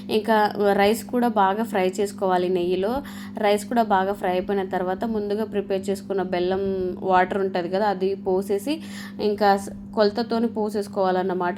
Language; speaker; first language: Telugu; non-native, local second language; Lambadi